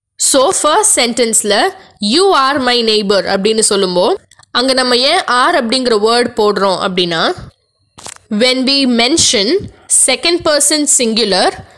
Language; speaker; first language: English; non-native, local second language; Tamil